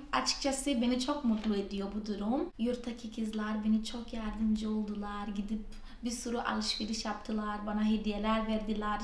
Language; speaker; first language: Turkish; non-native, fluent; Portuguese